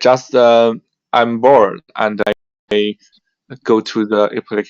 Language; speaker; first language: English; non-native, learner; Chinese